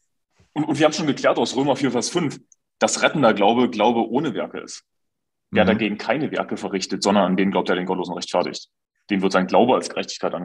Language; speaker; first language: German; native; German